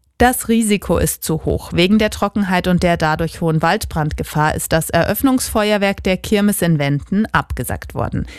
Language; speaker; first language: German; native; German